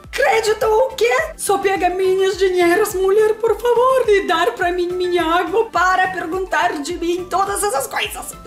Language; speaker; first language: Portuguese; non-native, learner; Russian